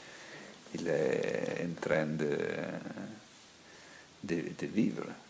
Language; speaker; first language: French; non-native, fluent; Italian